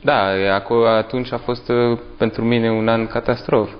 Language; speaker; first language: Romanian; non-native, learner; French